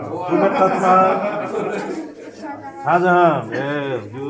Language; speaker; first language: English; non-native, local second language; Bodo